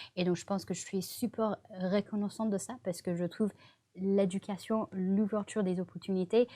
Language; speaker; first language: French; non-native, fluent; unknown